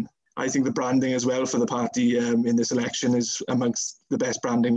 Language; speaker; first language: English; native; English